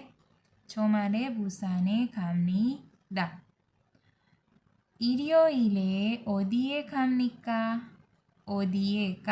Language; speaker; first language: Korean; non-native, learner; Hindi